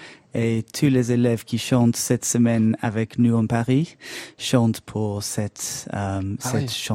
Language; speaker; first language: French; non-native, learner; English